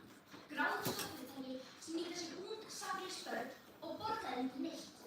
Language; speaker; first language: Icelandic; native; Icelandic